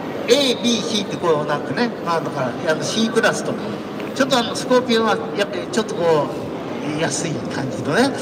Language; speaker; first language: Japanese; native; Japanese